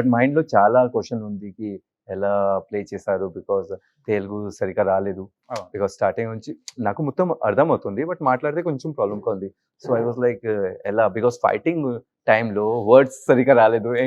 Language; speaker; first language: Telugu; non-native, local second language; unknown